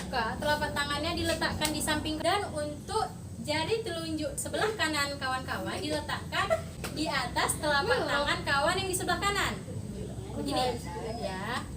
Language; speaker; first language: Indonesian; native; Indonesian